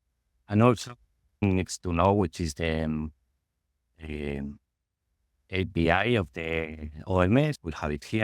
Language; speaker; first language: English; non-native, fluent; Spanish